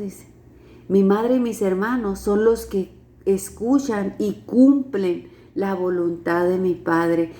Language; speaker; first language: Spanish; native; Spanish